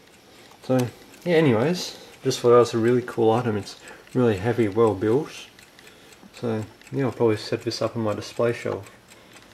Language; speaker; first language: English; native; English